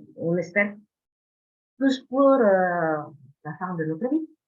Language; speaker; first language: French; non-native, fluent; Indonesian